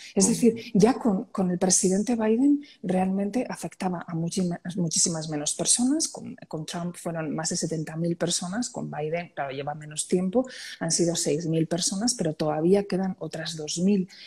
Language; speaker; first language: Spanish; native; Spanish